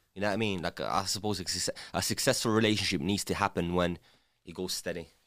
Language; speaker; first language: English; non-native, local second language; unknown